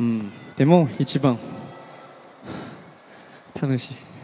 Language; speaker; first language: Japanese; non-native, learner; Korean